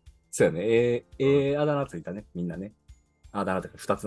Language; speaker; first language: Japanese; native; Japanese